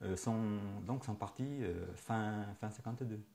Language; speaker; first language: French; native; French